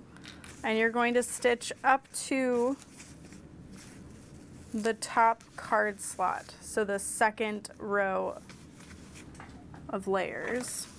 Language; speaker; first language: English; native; English